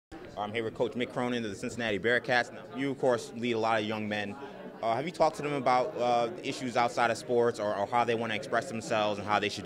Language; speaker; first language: English; native; English